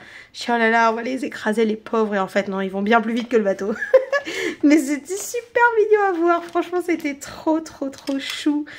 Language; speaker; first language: French; native; French